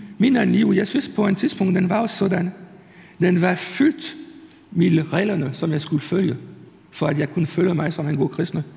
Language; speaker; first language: Danish; non-native, fluent; French